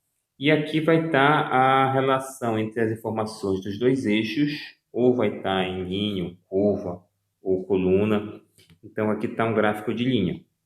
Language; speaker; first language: Portuguese; native; Portuguese